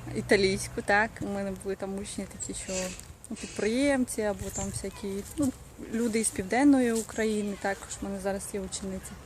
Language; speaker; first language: Ukrainian; non-native, local second language; Russian